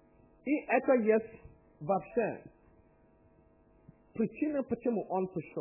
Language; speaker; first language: Russian; non-native, learner; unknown